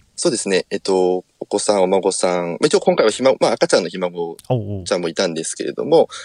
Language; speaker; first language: Japanese; native; Japanese